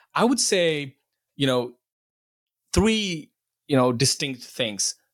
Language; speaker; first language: English; non-native, local second language; Telugu